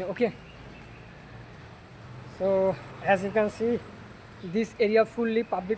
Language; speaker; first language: English; non-native, learner; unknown